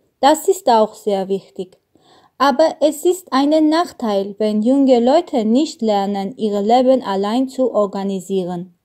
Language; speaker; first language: German; non-native, learner; Armenian